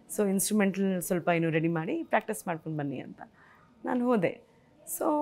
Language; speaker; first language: Kannada; non-native, local second language; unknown